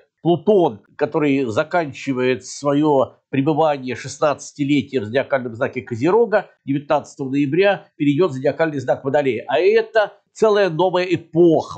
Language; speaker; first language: Russian; native; Russian